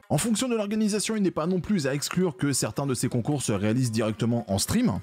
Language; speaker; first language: French; native; French